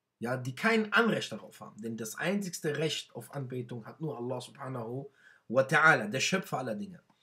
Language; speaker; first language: German; non-native, fluent; Arabic